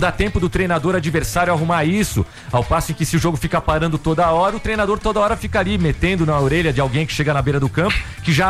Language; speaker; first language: Portuguese; native; Portuguese